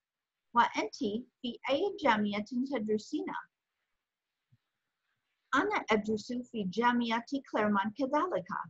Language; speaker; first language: Arabic; non-native, fluent; English